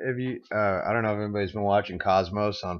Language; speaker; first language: English; native; English